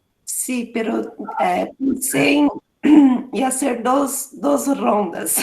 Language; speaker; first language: Spanish; non-native, learner; Portuguese